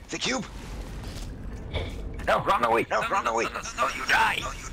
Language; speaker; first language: English; non-native, learner; German